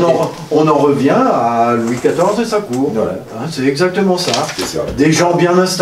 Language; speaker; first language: French; native; French